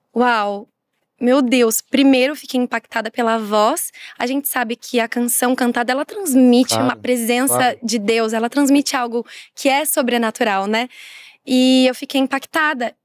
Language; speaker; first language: Portuguese; native; Portuguese